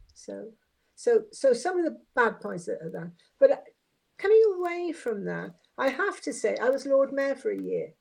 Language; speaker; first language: English; native; English